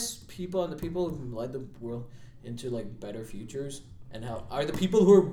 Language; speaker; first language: English; non-native, local second language; Marathi